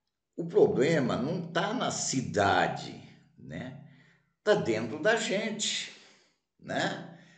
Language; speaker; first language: Portuguese; native; Portuguese